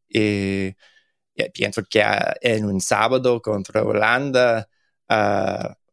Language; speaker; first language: Spanish; non-native, learner; English